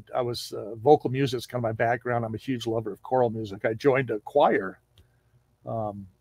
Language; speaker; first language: English; native; English